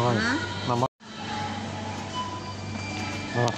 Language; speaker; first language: Russian; non-native, learner; Azerbaijani